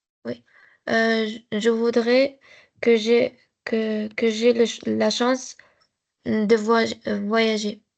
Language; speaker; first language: French; non-native, learner; Arabic